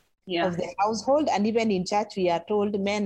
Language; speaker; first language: English; non-native, local second language; Masai